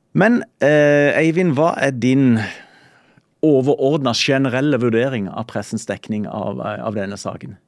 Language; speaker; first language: Norwegian; native; Norwegian